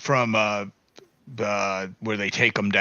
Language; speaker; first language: English; native; English